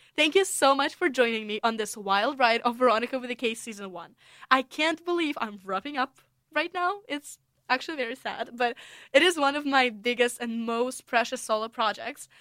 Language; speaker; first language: English; non-native, fluent; Russian